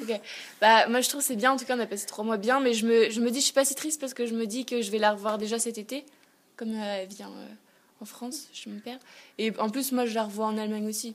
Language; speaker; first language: French; native; French